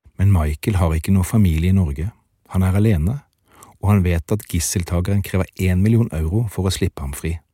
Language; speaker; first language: Norwegian; native; Norwegian